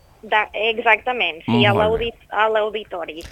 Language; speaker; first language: Catalan; non-native, fluent; English